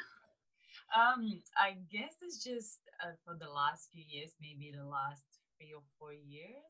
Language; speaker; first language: English; non-native, fluent; Romanian